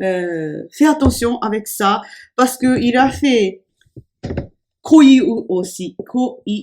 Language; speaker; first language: French; non-native, fluent; Japanese